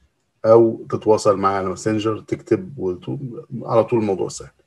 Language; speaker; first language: Arabic; native; Arabic